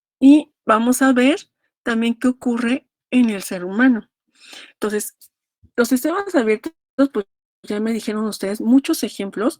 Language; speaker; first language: Spanish; native; Spanish